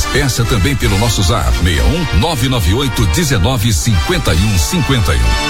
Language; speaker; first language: Portuguese; native; Portuguese